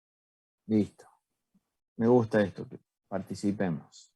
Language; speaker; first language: Spanish; native; Spanish